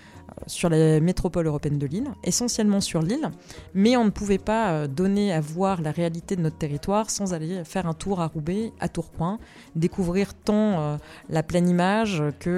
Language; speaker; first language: French; native; French